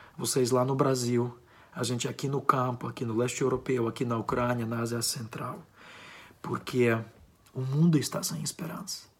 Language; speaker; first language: Portuguese; non-native, fluent; Ukrainian